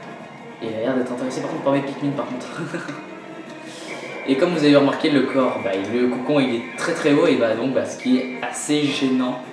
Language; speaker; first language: French; native; French